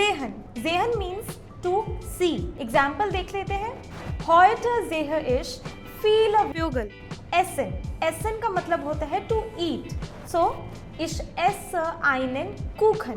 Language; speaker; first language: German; non-native, fluent; Hindi